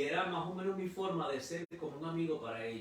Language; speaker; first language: Spanish; native; Spanish